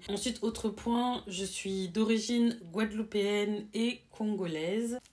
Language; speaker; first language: French; native; French